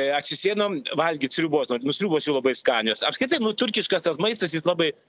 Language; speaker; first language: Lithuanian; non-native, local second language; Russian